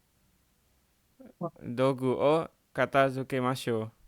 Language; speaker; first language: Japanese; non-native, learner; Indonesian